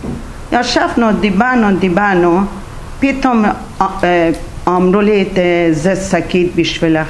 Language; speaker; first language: Hebrew; non-native, learner; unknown